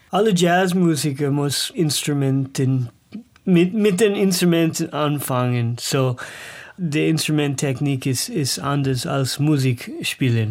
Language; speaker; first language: German; non-native, fluent; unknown